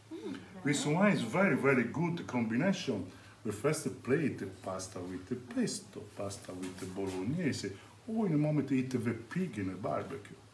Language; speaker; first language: English; non-native, learner; Italian